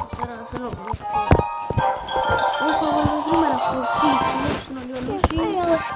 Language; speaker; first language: Italian; native; Italian